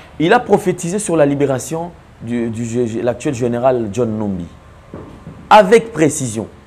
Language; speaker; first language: French; non-native, local second language; Lingala